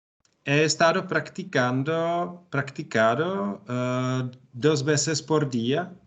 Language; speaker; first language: Spanish; non-native, learner; Czech